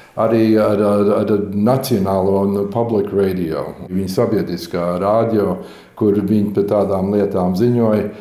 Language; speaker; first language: Latvian; early bilingual, heritage; Latvian